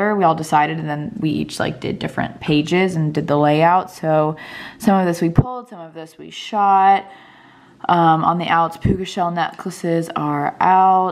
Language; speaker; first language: English; native; English